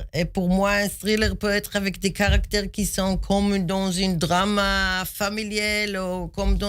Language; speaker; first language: French; non-native, fluent; Hebrew